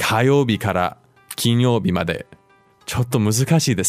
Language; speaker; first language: Japanese; non-native, fluent; English